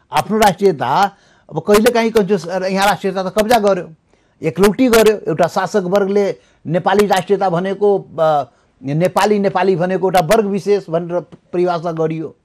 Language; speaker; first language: Nepali; non-native, local second language; Maithili